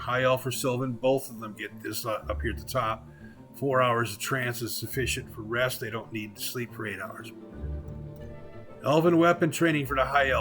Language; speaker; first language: English; native; English